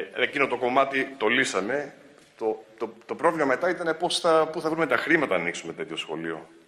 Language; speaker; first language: Greek; early bilingual, heritage; Greek